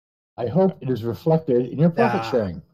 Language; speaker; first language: English; native; English